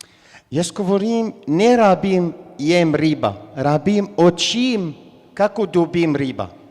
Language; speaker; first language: Slovenian; non-native, learner; Arabic